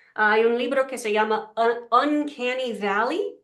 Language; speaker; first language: Spanish; non-native, learner; English